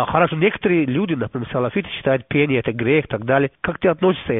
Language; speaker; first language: Russian; non-native, local second language; Uzbek